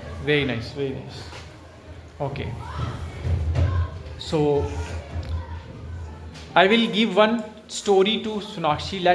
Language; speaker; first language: English; non-native, local second language; Hindi